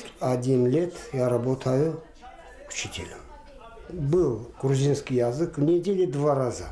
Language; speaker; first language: Russian; non-native, local second language; Azerbaijani